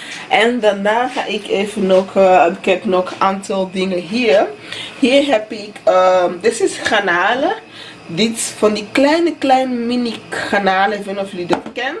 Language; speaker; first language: Dutch; non-native, fluent; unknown